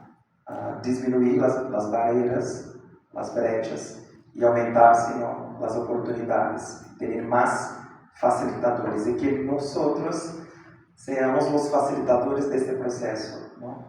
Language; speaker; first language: Spanish; non-native, fluent; Portuguese